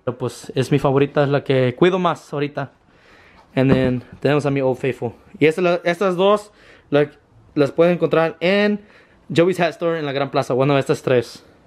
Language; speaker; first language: Spanish; early bilingual, heritage; Spanish